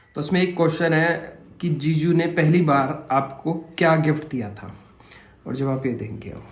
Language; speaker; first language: Hindi; native; Hindi